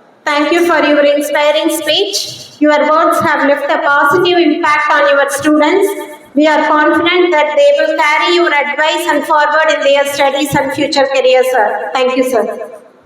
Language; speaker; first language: English; non-native, local second language; Tamil